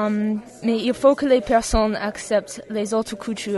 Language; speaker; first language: French; non-native, fluent; English